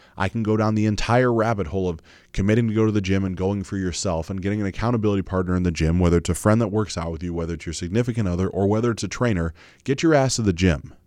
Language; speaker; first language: English; native; English